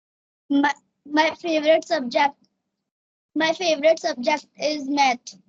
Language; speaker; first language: English; non-native, learner; Hindi